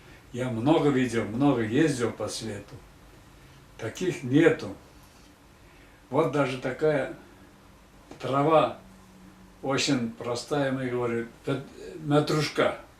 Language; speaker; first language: Russian; non-native, local second language; Tatar